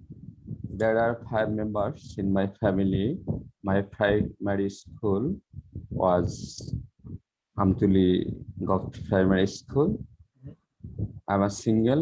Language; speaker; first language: English; non-native, learner; Bangla